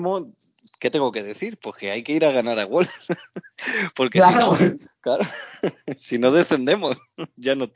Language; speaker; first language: Spanish; native; Spanish